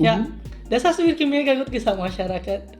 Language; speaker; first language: German; non-native, learner; Indonesian